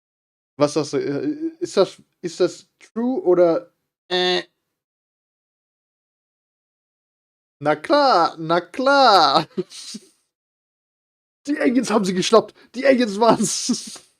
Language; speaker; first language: German; native; German